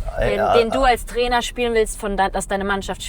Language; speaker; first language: German; native; German